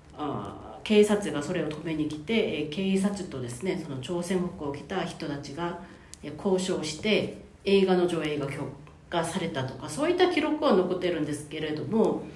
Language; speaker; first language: Japanese; non-native, fluent; Korean